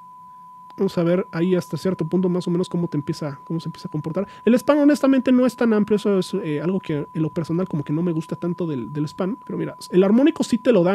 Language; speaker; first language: Spanish; native; Spanish